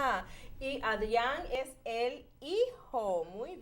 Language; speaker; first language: Spanish; non-native, learner; English